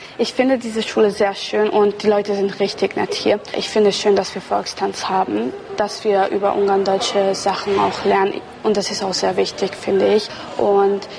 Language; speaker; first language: German; early bilingual, other home language; Hungarian